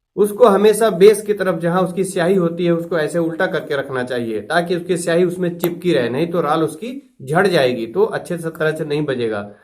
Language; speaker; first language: Hindi; native; Hindi